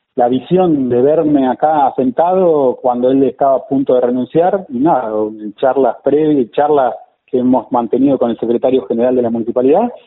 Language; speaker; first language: Spanish; native; Spanish